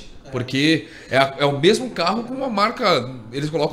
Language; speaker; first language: Portuguese; native; Portuguese